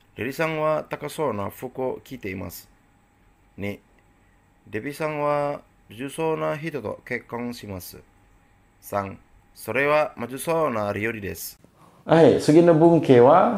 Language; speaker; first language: Japanese; non-native, learner; Indonesian